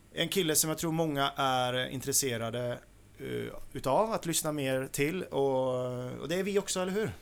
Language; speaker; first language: Swedish; native; Swedish